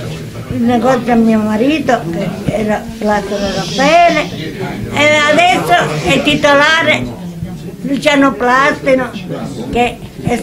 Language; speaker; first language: Italian; non-native, local second language; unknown